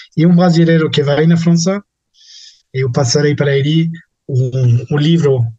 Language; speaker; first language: Portuguese; non-native, fluent; French